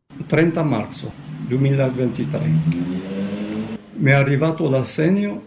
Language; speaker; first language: Italian; non-native, learner; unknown